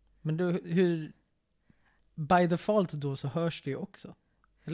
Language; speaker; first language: Swedish; native; Swedish